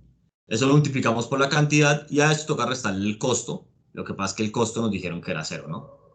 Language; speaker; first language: Spanish; native; Spanish